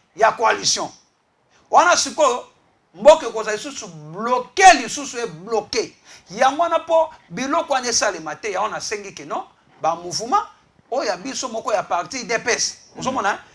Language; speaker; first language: Lingala; native; Lingala